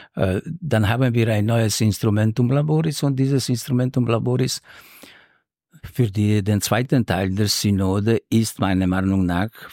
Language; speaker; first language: German; non-native, fluent; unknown